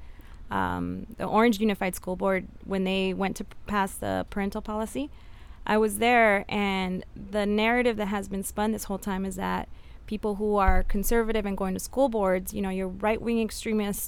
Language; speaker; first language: English; early bilingual, other home language; Spanish